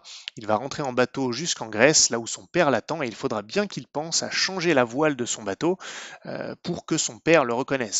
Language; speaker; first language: French; native; French